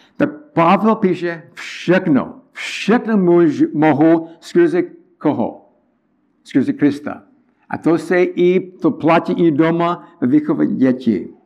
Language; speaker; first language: Czech; non-native, learner; English